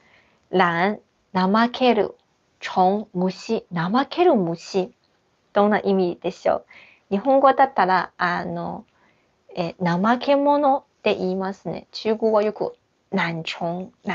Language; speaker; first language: Japanese; non-native, fluent; Chinese